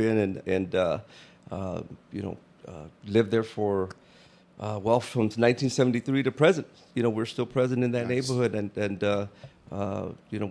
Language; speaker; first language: English; native; English